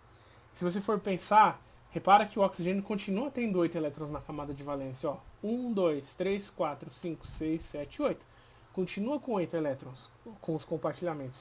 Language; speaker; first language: Portuguese; native; Portuguese